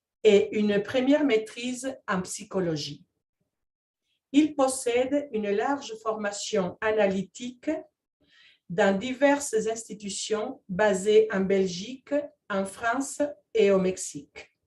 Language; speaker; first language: French; non-native, fluent; Spanish